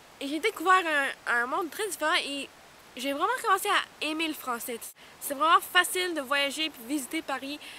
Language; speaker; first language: French; non-native, local second language; English